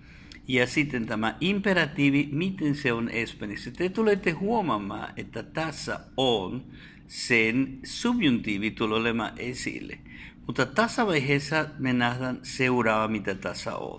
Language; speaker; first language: Finnish; non-native, fluent; Spanish